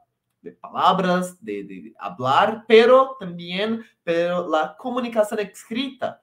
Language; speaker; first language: Spanish; non-native, local second language; Portuguese